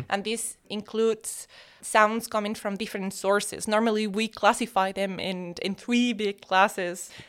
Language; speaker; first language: English; non-native, fluent; Spanish